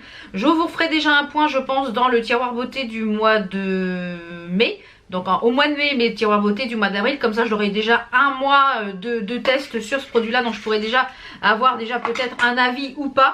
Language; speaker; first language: French; native; French